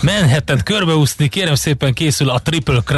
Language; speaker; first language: Hungarian; native; Hungarian